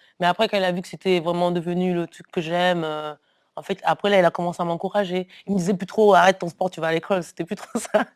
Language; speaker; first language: French; early bilingual, other home language; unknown